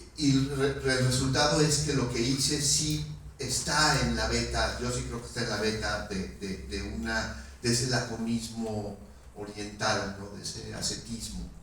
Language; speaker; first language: Spanish; native; Spanish